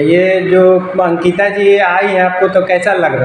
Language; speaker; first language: Hindi; native; Hindi